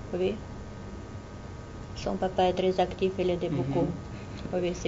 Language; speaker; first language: French; non-native, fluent; Russian